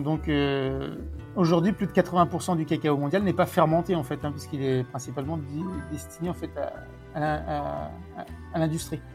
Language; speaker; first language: French; native; French